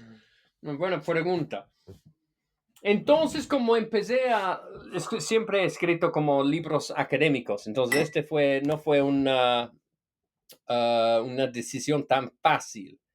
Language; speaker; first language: Spanish; non-native, fluent; English